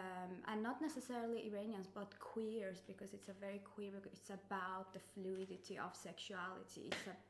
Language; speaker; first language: English; non-native, fluent; Persian